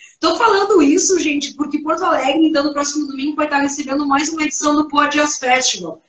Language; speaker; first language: Portuguese; native; Portuguese